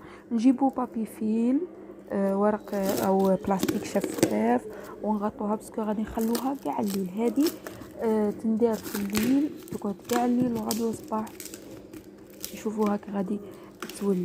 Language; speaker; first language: Arabic; native; Arabic